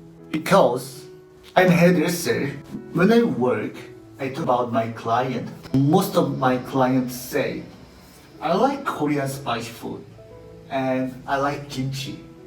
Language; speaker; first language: English; non-native, learner; Korean